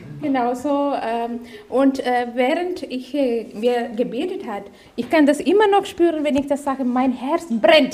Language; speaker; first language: German; non-native, learner; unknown